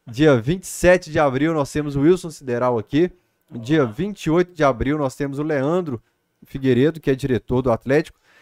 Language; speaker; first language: Portuguese; native; Portuguese